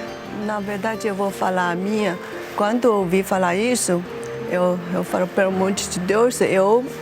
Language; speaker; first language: Portuguese; non-native, learner; Chinese